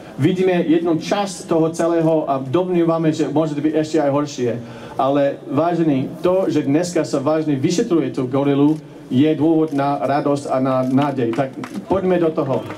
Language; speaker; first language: Slovak; non-native, fluent; English